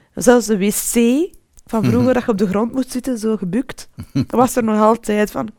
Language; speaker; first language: Dutch; early bilingual, other home language; Arabic